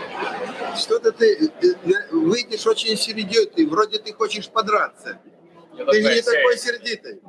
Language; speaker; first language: Russian; native; Russian